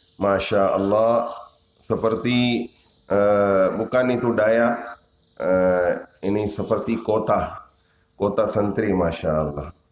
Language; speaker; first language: Indonesian; non-native, learner; Urdu